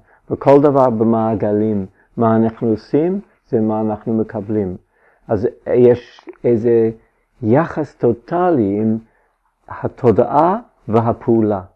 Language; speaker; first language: Hebrew; non-native, fluent; English